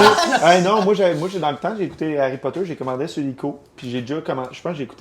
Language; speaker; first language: French; native; French